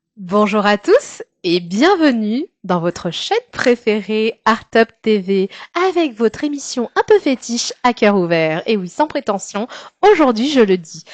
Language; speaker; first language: French; native; French